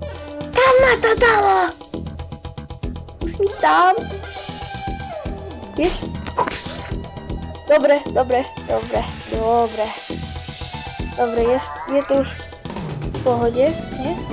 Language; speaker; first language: Slovak; non-native, learner; Ukrainian